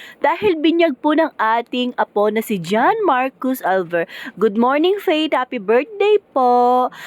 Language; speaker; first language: Filipino; non-native, local second language; Pampanga